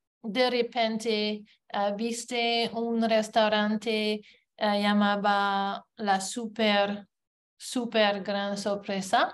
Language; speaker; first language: Spanish; non-native, learner; English